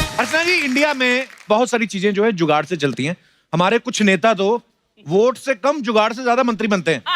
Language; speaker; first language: Hindi; non-native, local second language; Punjabi